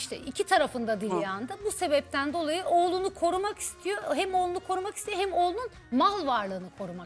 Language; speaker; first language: Turkish; native; Turkish